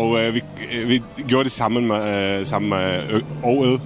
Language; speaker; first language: Danish; non-native, fluent; Czech